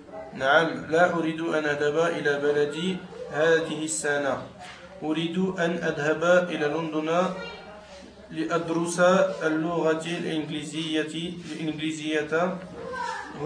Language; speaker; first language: Arabic; non-native, learner; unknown